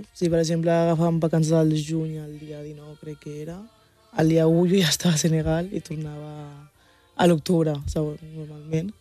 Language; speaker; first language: Catalan; early bilingual, other home language; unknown